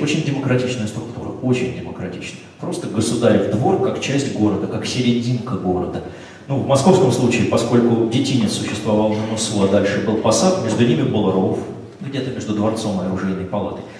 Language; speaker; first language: Russian; native; Russian